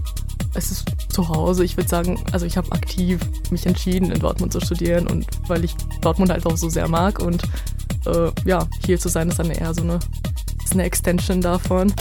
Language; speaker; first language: German; non-native, fluent; Bosnian